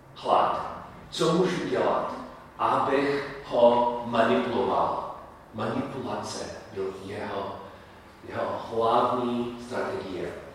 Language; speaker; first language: Czech; non-native, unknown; English